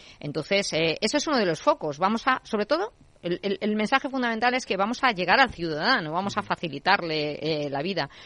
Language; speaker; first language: Spanish; native; Spanish